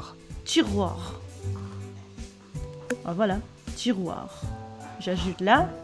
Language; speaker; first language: French; non-native, learner; Dutch